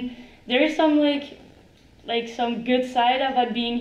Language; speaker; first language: English; non-native, fluent; French